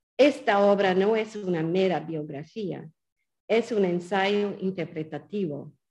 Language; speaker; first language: Spanish; non-native, fluent; English